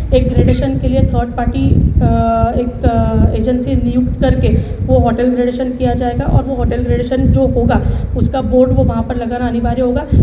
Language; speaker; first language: Hindi; non-native, local second language; Marathi